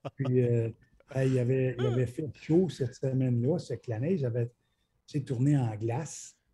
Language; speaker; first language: French; native; French